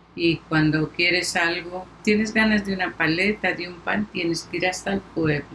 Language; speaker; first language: Spanish; native; Spanish